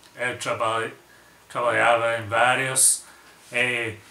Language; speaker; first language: Portuguese; non-native, learner; English